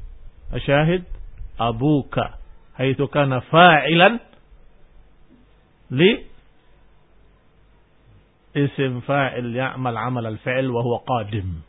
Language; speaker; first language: Arabic; non-native, fluent; Indonesian